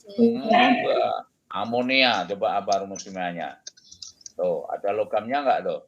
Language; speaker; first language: Indonesian; native; Indonesian